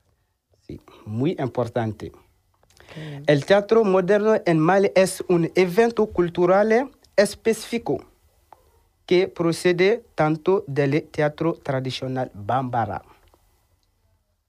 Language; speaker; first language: Spanish; non-native, learner; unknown